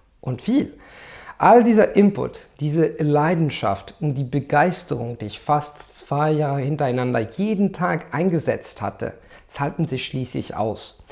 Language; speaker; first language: German; non-native, fluent; Italian